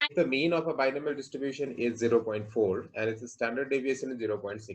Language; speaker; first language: English; non-native, local second language; Nepali